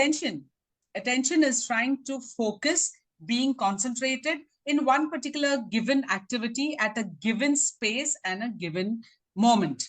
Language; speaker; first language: English; non-native, local second language; Tamil